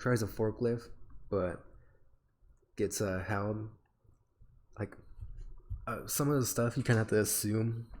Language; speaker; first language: English; native; English